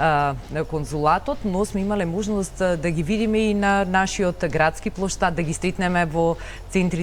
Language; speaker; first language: Macedonian; native; Macedonian